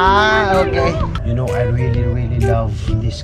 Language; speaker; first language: English; non-native, local second language; Filipino